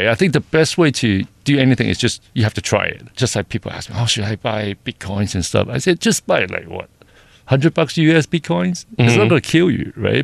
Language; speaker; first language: English; non-native, local second language; Cantonese